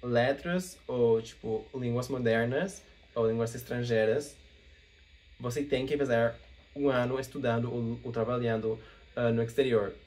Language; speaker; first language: Portuguese; non-native, fluent; English